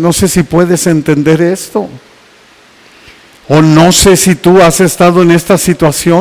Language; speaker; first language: Spanish; native; Spanish